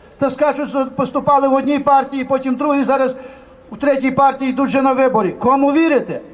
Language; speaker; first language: Ukrainian; native; Ukrainian